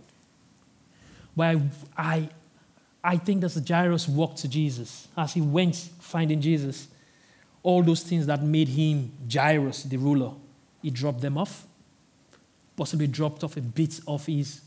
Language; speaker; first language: English; non-native, local second language; Yoruba